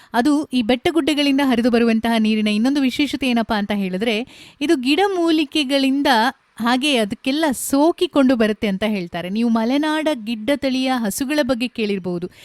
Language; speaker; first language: Kannada; native; Kannada